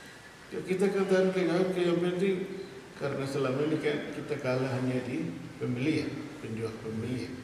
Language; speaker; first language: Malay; non-native, local second language; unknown